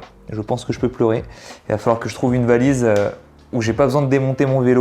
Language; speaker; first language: French; native; French